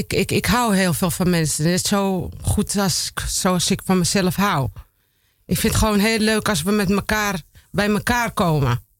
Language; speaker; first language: Dutch; early bilingual, other home language; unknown